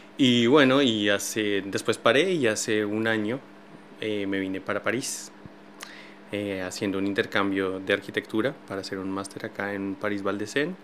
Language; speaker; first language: Spanish; native; Spanish